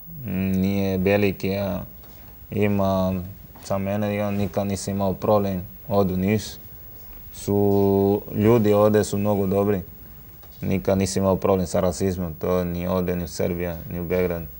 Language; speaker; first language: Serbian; non-native, learner; Spanish